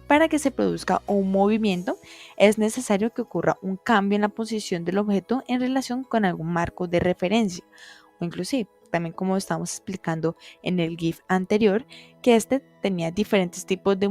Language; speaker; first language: Spanish; native; Spanish